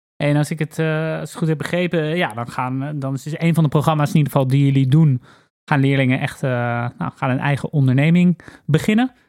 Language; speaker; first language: Dutch; native; Dutch